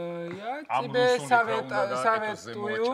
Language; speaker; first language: Russian; non-native, local second language; Georgian